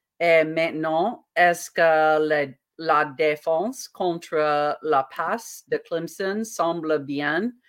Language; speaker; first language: French; non-native, learner; English